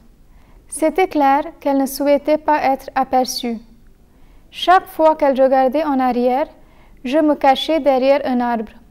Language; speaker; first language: French; non-native, fluent; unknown